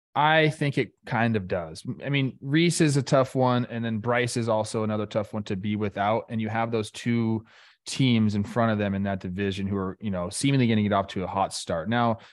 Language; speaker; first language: English; native; English